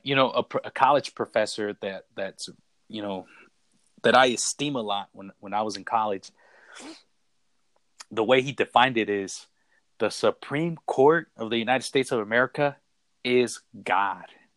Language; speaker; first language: English; early bilingual, other home language; Spanish